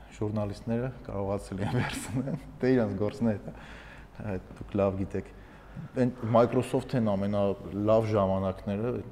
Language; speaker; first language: Armenian; native; Armenian